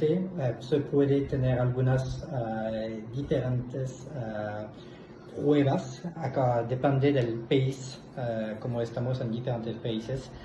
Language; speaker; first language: Spanish; non-native, fluent; French